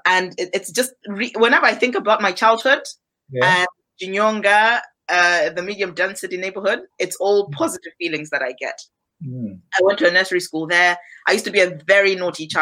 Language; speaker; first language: English; non-native, local second language; Nyanja